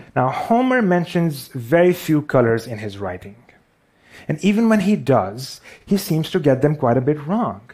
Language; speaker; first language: English; non-native, local second language; Urdu